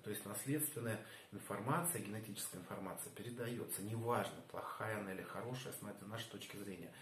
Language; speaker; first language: Russian; native; Russian